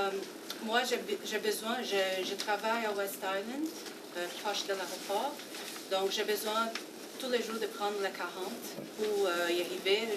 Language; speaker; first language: French; non-native, fluent; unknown